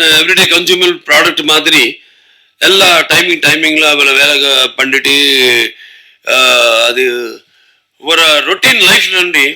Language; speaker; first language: Tamil; non-native, local second language; Telugu